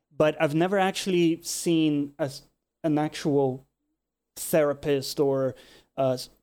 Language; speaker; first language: English; non-native, fluent; Portuguese